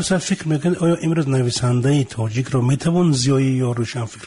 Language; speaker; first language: Tajik; native; Tajik